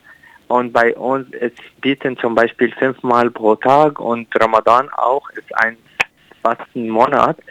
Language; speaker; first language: German; non-native, learner; Arabic